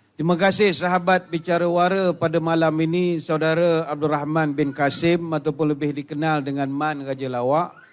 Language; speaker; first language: Malay; native; Malay